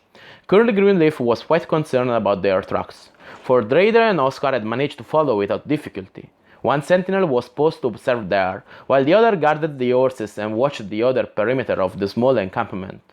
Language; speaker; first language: English; non-native, fluent; Italian